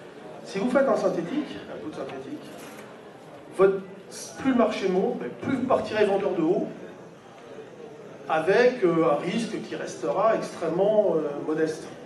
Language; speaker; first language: French; native; French